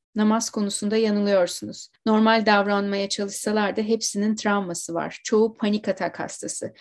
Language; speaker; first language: Turkish; native; Turkish